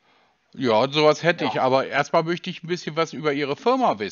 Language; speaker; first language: German; native; German